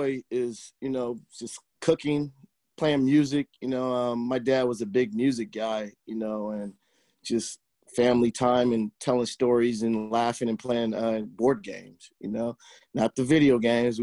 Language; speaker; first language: English; native; English